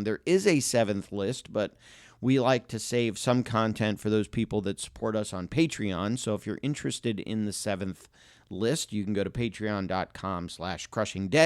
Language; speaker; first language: English; native; English